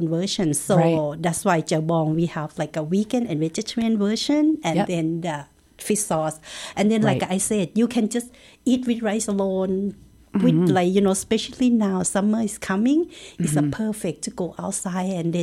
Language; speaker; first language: English; non-native, learner; Thai